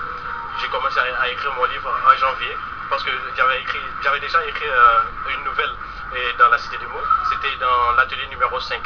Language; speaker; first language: French; non-native, local second language; Haitian Creole